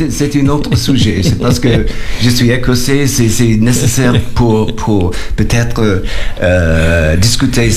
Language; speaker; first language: French; non-native, learner; English